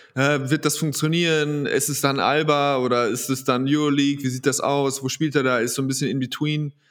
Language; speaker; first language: German; native; German